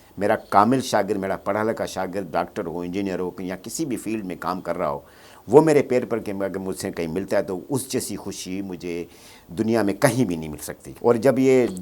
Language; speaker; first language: Urdu; non-native, local second language; Sindhi